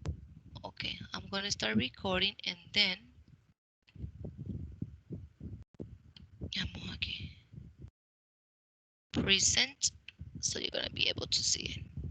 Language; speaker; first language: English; non-native, fluent; Spanish